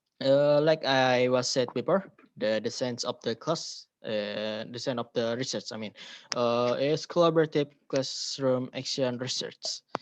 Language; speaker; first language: English; non-native, learner; Indonesian